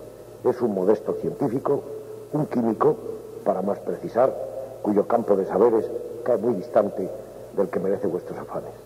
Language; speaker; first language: Spanish; native; Spanish